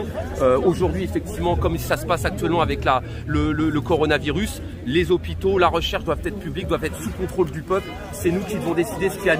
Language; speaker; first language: French; native; French